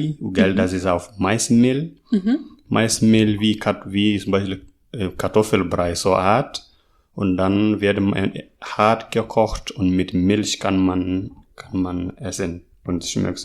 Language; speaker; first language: German; non-native, learner; Masai